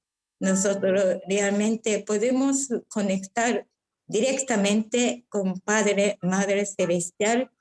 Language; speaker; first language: Spanish; non-native, fluent; Japanese